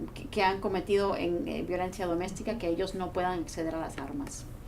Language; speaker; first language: Spanish; non-native, fluent; English